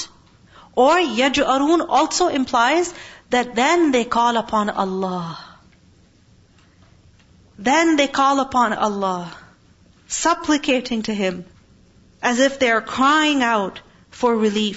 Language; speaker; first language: English; non-native, local second language; Urdu